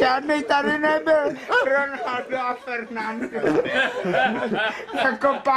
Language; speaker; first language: Italian; non-native, learner; Czech